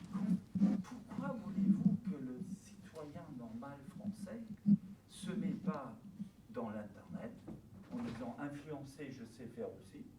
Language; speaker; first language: French; non-native, fluent; German